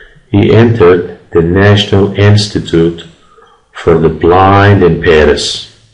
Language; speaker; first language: English; non-native, fluent; Persian